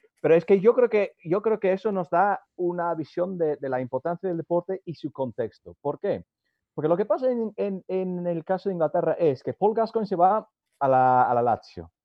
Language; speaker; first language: Spanish; non-native, fluent; English